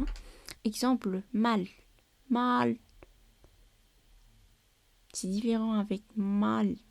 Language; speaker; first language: French; non-native, learner; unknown